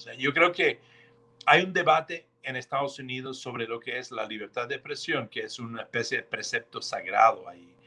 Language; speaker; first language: Spanish; non-native, fluent; English